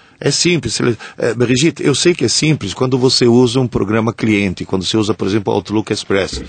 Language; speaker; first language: Portuguese; early bilingual, other home language; Italian